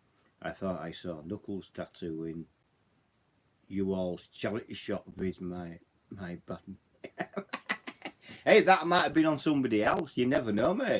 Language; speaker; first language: English; native; English